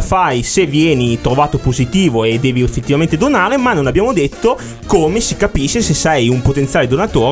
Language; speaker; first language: Italian; native; Italian